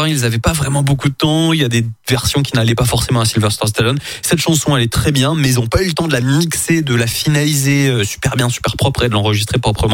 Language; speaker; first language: French; native; French